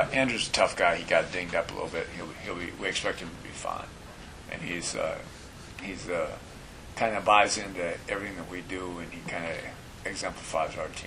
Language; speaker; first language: English; native; English